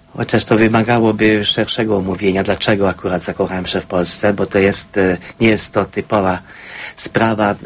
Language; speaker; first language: Polish; non-native, fluent; Hungarian